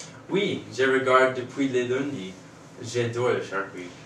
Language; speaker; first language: French; non-native, learner; English